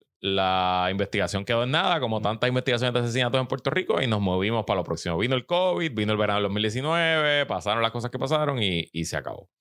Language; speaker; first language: Spanish; native; Spanish